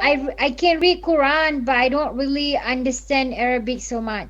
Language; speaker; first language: English; early bilingual, other home language; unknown